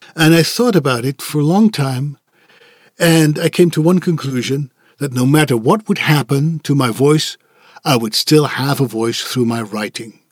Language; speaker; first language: English; non-native, fluent; Dutch